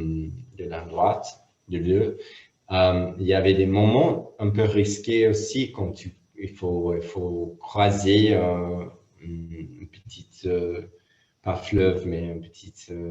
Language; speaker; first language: French; non-native, fluent; English